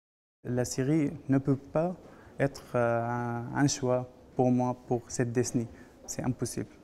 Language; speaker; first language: French; non-native, fluent; Arabic